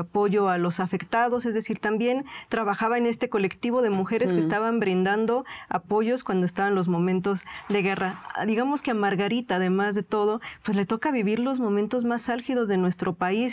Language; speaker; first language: Spanish; native; Spanish